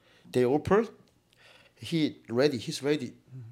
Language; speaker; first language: English; non-native, learner; Korean